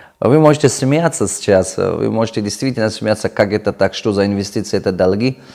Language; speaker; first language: Russian; non-native, local second language; Tajik